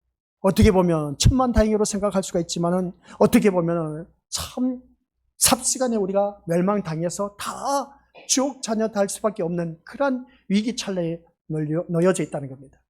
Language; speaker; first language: Korean; native; Korean